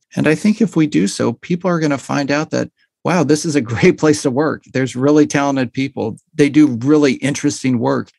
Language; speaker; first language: English; native; English